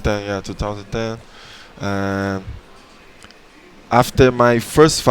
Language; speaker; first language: English; non-native, learner; Portuguese